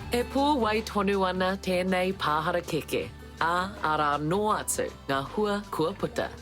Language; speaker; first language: Māori; non-native, local second language; English